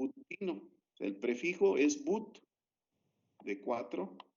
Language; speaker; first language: Spanish; native; Spanish